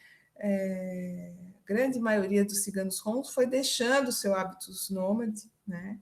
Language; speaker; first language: Portuguese; native; Portuguese